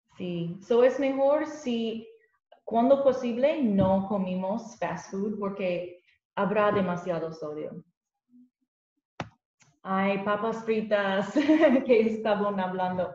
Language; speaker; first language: Spanish; non-native, learner; English